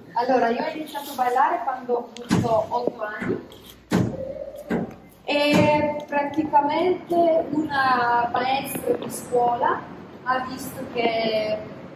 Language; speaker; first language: Italian; non-native, fluent; Polish